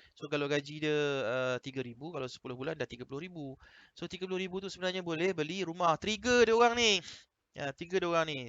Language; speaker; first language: Malay; native; Malay